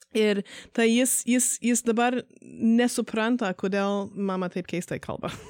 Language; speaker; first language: Lithuanian; early bilingual, heritage; Lithuanian